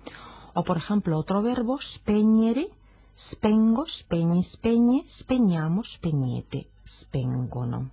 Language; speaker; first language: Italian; non-native, fluent; Spanish